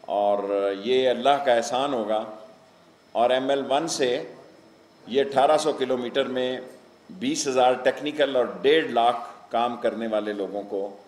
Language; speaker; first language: Urdu; non-native, local second language; Punjabi